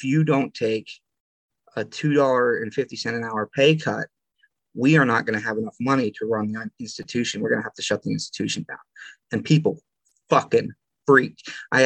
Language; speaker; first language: English; native; English